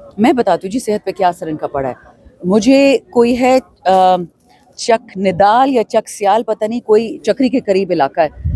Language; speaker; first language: Urdu; non-native, local second language; Pashto